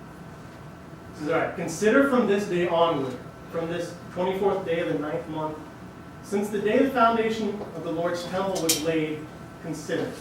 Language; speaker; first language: English; native; English